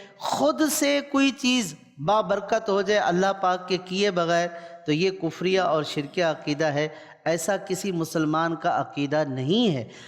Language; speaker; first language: Urdu; native; Urdu